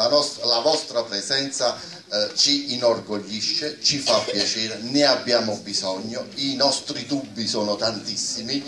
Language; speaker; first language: Italian; native; Italian